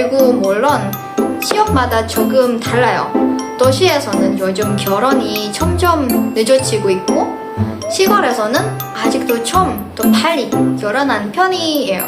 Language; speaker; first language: Korean; non-native, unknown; Indonesian